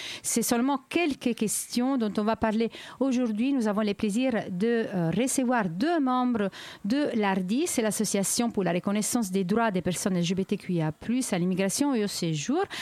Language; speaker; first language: French; native; French